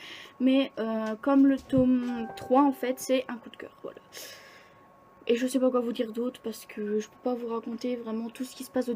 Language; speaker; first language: French; native; French